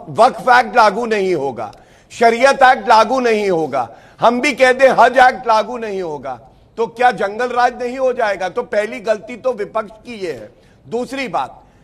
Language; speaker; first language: Hindi; native; Hindi